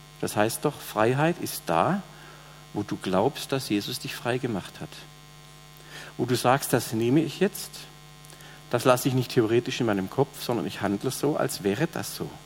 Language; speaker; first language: German; native; German